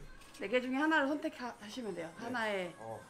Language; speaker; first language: Korean; native; Korean